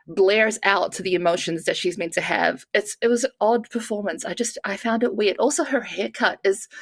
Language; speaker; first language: English; native; English